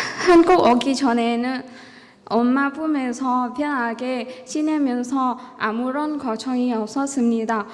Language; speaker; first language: Korean; non-native, learner; Vietnamese